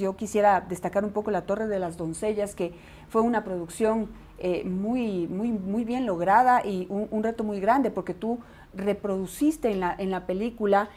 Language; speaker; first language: Spanish; native; Spanish